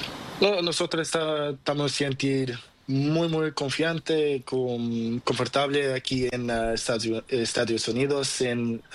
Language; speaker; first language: Spanish; non-native, learner; Portuguese